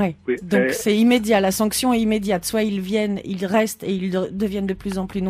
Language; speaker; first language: French; native; French